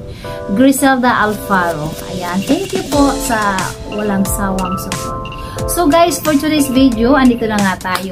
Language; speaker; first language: Filipino; non-native, local second language; Cebuano